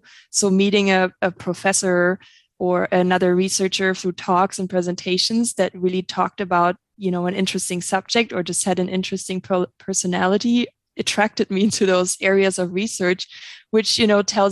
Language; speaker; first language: English; non-native, fluent; German